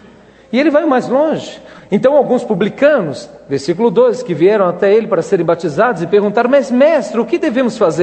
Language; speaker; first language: Portuguese; native; Portuguese